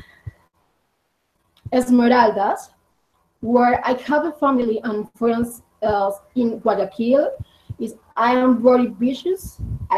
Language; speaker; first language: English; non-native, learner; Spanish